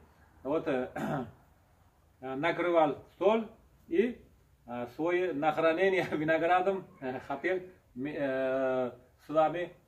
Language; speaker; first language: Russian; non-native, local second language; Uzbek